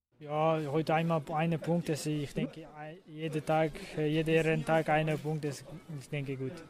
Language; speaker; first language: German; non-native, learner; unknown